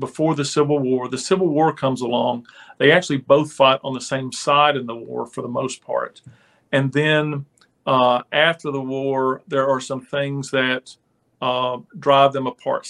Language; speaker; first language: English; native; English